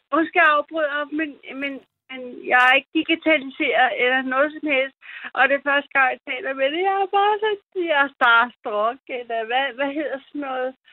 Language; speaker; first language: Danish; early bilingual, other home language; German